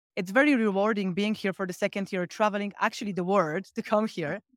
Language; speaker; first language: English; non-native, fluent; Polish